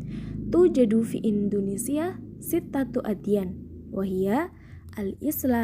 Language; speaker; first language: Arabic; non-native, fluent; Indonesian